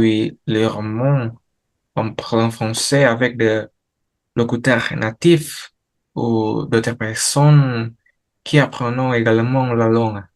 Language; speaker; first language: French; non-native, learner; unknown